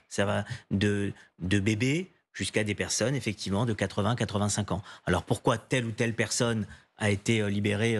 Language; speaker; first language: French; native; French